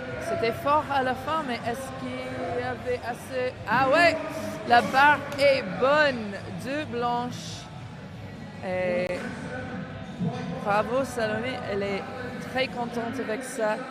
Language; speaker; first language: French; non-native, learner; English